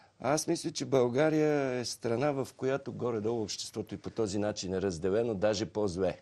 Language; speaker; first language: Bulgarian; native; Bulgarian